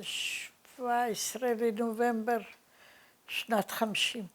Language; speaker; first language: Hebrew; early bilingual, other home language; Arabic